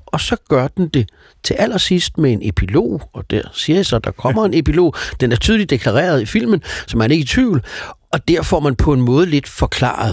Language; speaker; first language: Danish; native; Danish